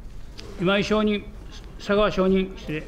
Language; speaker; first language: Japanese; native; Japanese